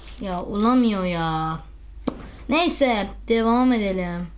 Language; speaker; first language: Turkish; non-native, learner; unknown